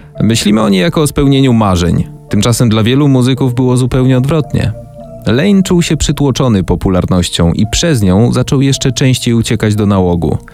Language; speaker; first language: Polish; native; Polish